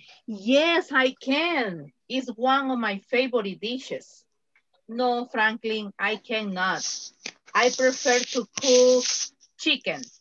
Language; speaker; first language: English; non-native, fluent; Spanish